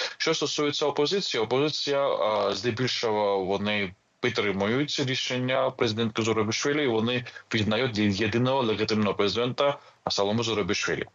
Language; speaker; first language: Ukrainian; non-native, fluent; Georgian